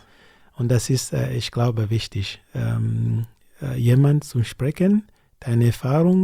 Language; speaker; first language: German; non-native, learner; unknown